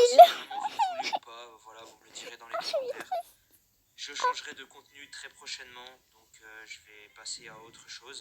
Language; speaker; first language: French; native; French